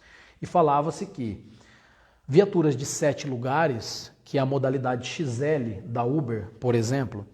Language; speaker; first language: Portuguese; native; Portuguese